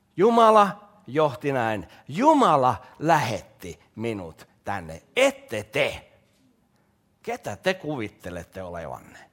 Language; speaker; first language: Finnish; native; Finnish